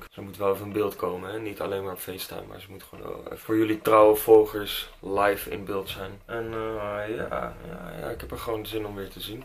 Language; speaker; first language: Dutch; native; Dutch